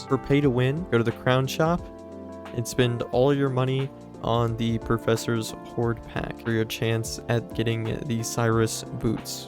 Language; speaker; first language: English; native; English